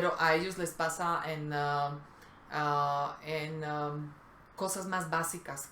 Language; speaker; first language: Spanish; non-native, fluent; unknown